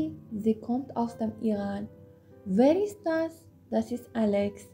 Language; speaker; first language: German; non-native, fluent; Persian